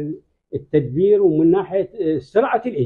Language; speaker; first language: Arabic; native; Arabic